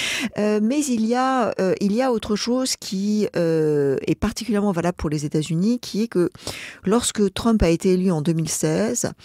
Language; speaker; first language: French; native; French